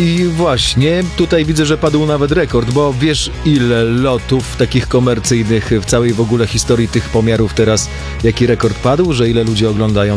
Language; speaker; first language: Polish; native; Polish